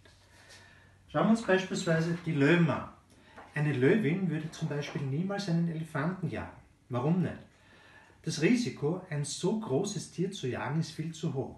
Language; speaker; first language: German; native; German